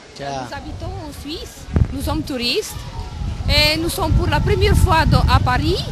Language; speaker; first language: French; non-native, learner; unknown